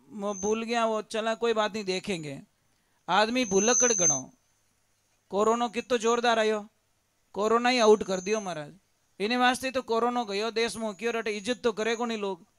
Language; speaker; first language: Hindi; native; Hindi